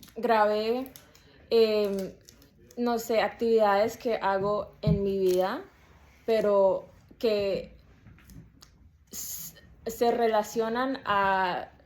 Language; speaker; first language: Spanish; early bilingual, heritage; Spanish